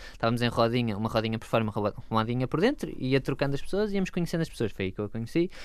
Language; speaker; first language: Portuguese; native; Portuguese